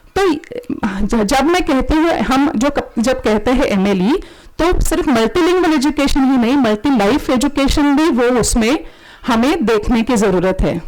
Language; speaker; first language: Hindi; non-native, local second language; Marathi